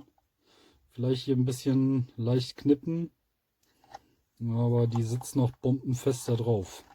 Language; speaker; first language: German; native; German